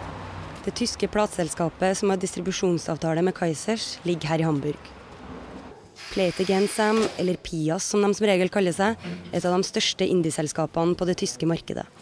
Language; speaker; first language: Norwegian; native; Norwegian